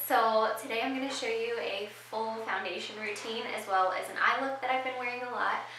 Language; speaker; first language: English; native; English